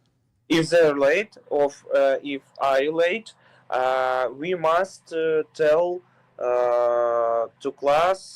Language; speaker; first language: English; non-native, learner; Ukrainian